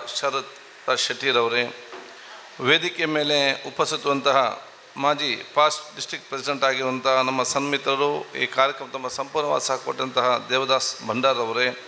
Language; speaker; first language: Kannada; non-native, local second language; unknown